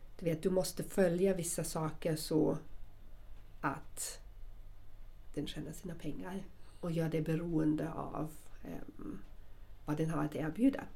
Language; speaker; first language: Swedish; non-native, fluent; German